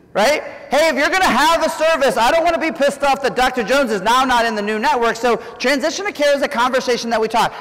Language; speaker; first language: English; native; English